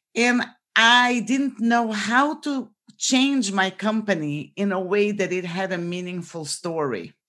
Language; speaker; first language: English; non-native, fluent; Portuguese